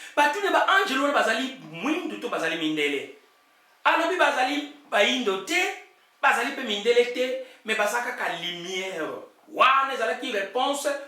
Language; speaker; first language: Lingala; non-native, local second language; Kongo